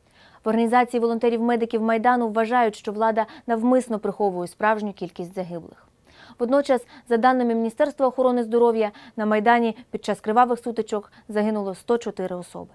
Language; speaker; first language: Ukrainian; native; Ukrainian